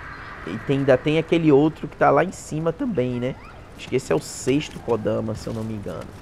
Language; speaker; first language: Portuguese; native; Portuguese